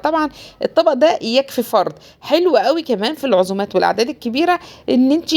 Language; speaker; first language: Arabic; native; Arabic